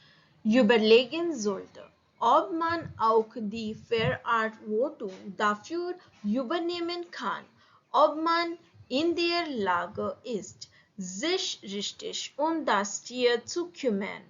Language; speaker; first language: German; non-native, learner; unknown